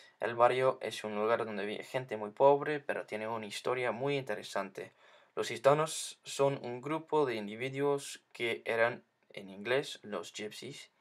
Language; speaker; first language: Spanish; non-native, learner; English